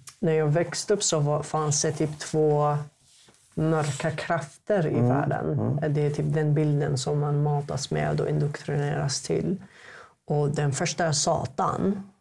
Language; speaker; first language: Swedish; non-native, fluent; Arabic